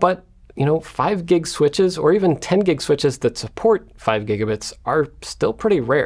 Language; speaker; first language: English; native; English